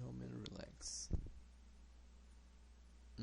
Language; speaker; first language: English; non-native, learner; Portuguese